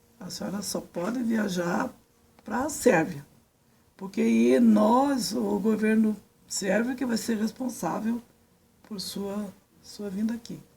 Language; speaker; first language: Portuguese; early bilingual, other home language; Serbian